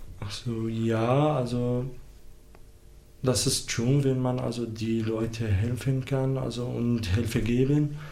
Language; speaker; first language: German; non-native, learner; Arabic